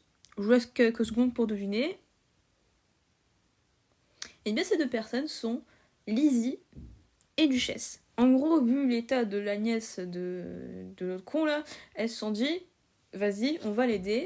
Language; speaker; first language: French; native; French